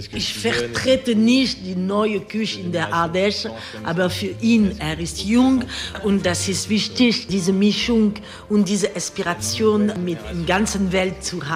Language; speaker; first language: German; non-native, learner; French